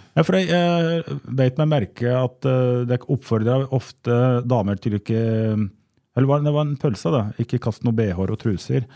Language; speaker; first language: Norwegian; early bilingual, other home language; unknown